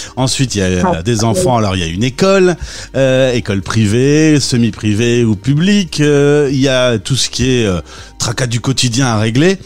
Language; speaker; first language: French; native; French